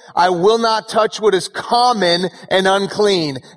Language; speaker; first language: English; early bilingual, other home language; Persian